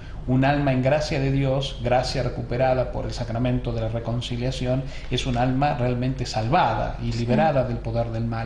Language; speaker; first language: Spanish; native; Spanish